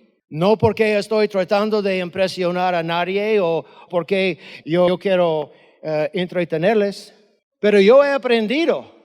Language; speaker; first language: Spanish; non-native, fluent; English